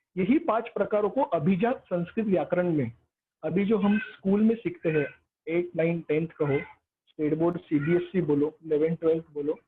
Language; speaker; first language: Hindi; non-native, local second language; Marathi